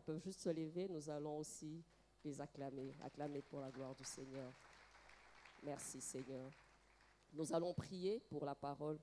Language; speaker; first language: French; non-native, local second language; Lingala